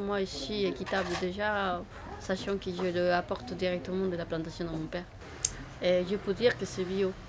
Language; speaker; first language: French; non-native, fluent; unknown